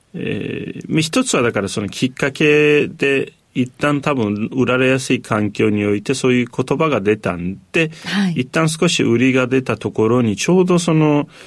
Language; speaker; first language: Japanese; non-native, fluent; Turkish